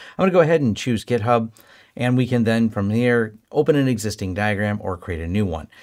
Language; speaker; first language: English; native; English